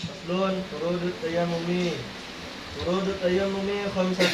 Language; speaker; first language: Arabic; non-native, learner; Indonesian